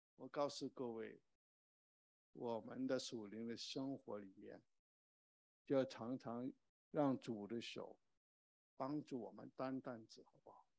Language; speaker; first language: Chinese; non-native, local second language; Cantonese